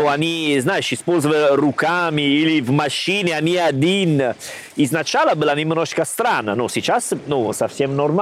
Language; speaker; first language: Russian; non-native, learner; Italian